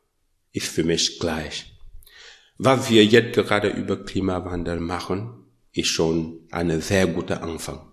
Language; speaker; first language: German; non-native, learner; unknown